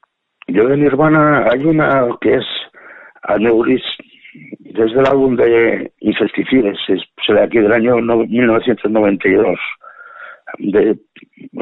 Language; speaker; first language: Spanish; native; Spanish